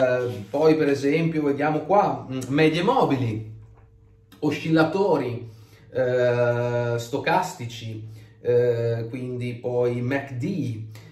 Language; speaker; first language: Italian; native; Italian